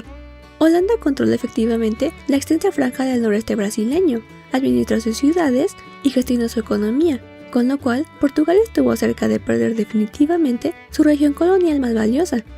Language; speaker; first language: Spanish; native; Spanish